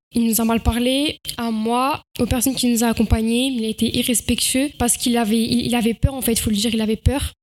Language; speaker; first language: French; native; French